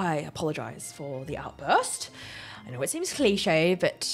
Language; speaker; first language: English; native; English